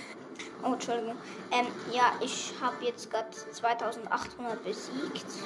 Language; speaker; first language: German; native; German